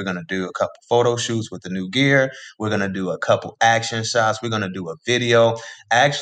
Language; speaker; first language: English; native; English